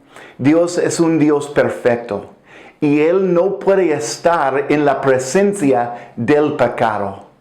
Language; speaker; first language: Spanish; non-native, fluent; English